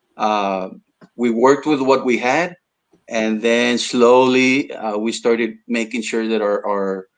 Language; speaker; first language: English; early bilingual, other home language; Spanish